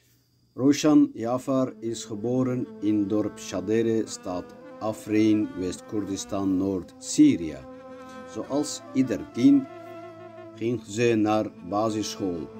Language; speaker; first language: Dutch; non-native, learner; Kurdish